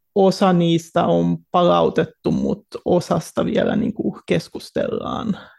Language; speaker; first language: Finnish; early bilingual, heritage; Finnish